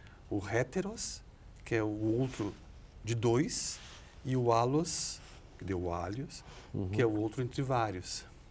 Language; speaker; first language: Portuguese; native; Portuguese